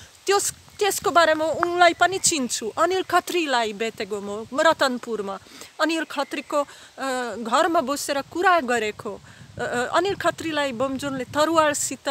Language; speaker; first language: Nepali; non-native, learner; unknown